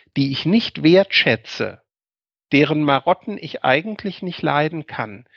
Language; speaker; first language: German; native; German